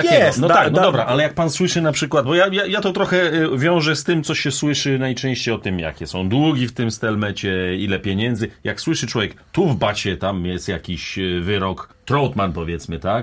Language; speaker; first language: Polish; native; Polish